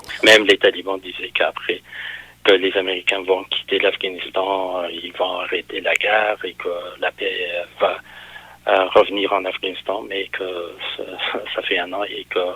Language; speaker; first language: French; non-native, fluent; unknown